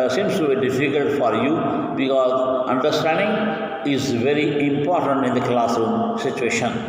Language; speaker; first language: English; non-native, local second language; Urdu